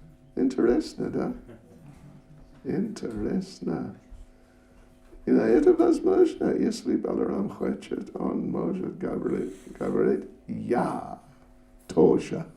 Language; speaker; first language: Russian; non-native, learner; English